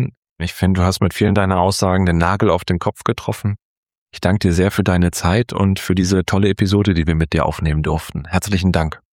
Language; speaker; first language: German; native; German